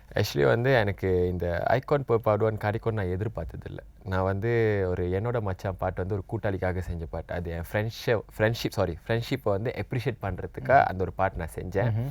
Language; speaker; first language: Tamil; non-native, local second language; Malay